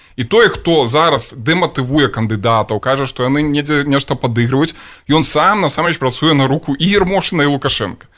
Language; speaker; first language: Belarusian; non-native, local second language; Russian